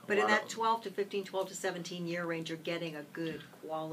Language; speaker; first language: English; native; English